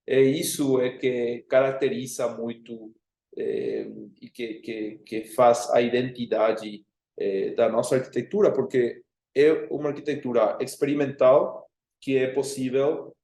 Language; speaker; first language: Portuguese; non-native, fluent; Spanish